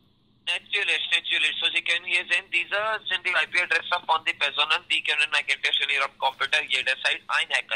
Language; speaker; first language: German; non-native, learner; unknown